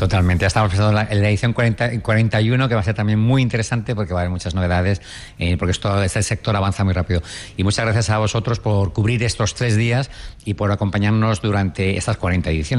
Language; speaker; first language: Spanish; native; Spanish